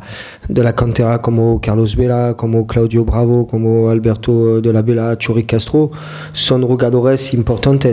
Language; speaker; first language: Spanish; non-native, fluent; French